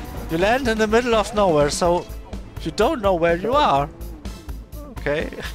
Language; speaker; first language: English; non-native, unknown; German